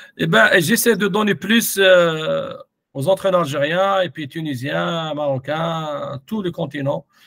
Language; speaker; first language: French; non-native, local second language; Arabic